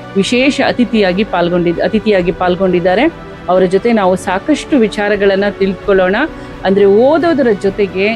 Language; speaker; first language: Kannada; native; Kannada